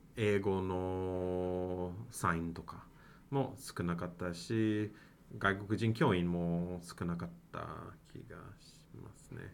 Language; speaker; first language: Japanese; non-native, fluent; English